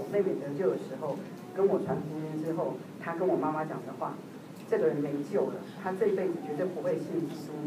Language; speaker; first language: Chinese; native; Chinese